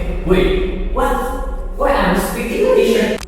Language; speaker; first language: English; non-native, learner; Indonesian